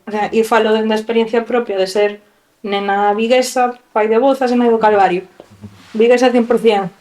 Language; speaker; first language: Galician; non-native, local second language; Spanish